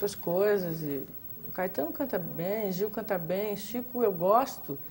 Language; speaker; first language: Portuguese; native; Portuguese